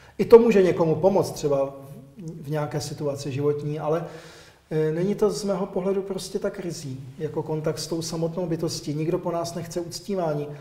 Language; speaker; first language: Czech; native; Czech